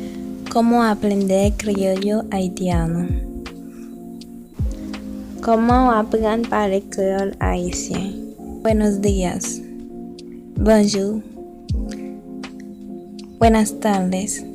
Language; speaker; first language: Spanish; non-native, learner; Haitian Creole